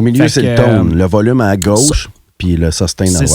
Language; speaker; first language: French; native; French